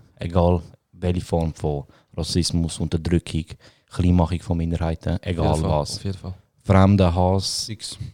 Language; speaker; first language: German; early bilingual, other home language; Bosnian